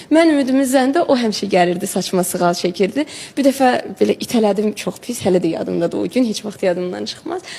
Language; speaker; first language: Azerbaijani; non-native, local second language; Russian